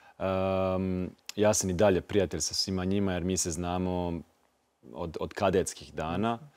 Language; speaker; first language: Croatian; native; Croatian